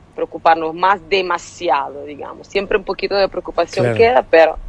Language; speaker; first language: Spanish; non-native, fluent; Italian